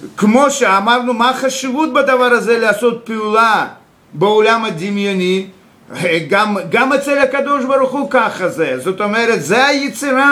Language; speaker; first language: Hebrew; non-native, fluent; Russian